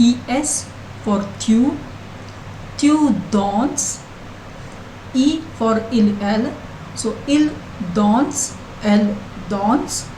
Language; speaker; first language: French; non-native, learner; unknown